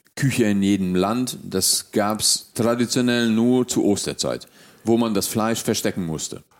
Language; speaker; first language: German; early bilingual, other home language; Hungarian